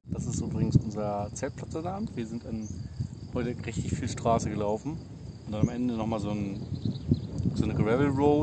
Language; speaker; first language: German; native; German